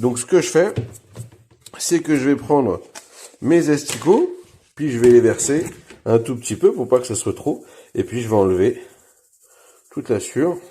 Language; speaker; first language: French; native; French